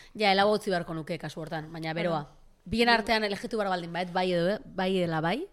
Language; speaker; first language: Basque; native; Basque